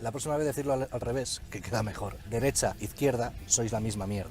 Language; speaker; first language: Spanish; native; Spanish